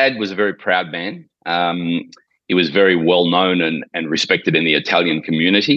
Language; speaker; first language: English; native; English